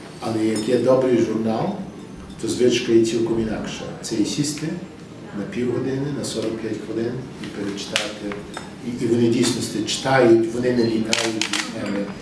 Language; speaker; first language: Ukrainian; early bilingual, heritage; English